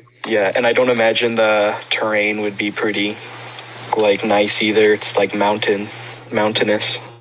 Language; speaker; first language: English; native; English